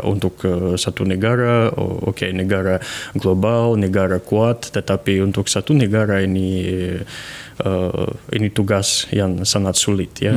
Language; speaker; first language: Indonesian; non-native, fluent; Russian